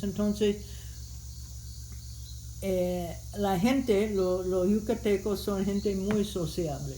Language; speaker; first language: Spanish; non-native, fluent; English